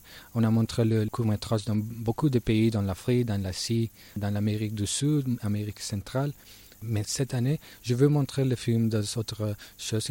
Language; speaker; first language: French; non-native, learner; Spanish